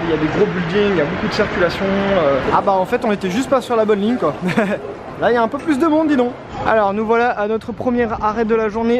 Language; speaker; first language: French; native; French